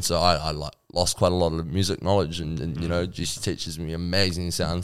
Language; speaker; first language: English; native; English